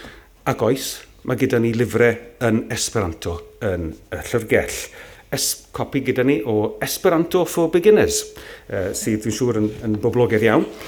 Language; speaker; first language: Welsh; native; Welsh